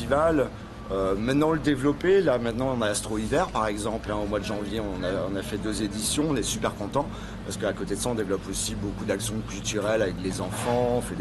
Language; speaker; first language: French; native; French